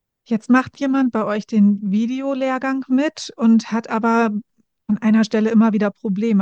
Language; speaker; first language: German; native; German